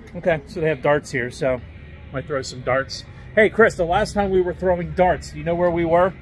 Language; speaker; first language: English; native; English